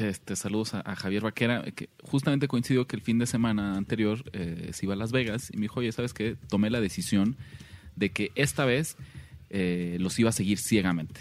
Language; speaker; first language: Spanish; native; Spanish